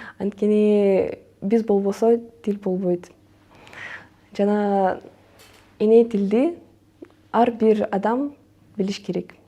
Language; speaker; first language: Kyrgyz; non-native, local second language; Russian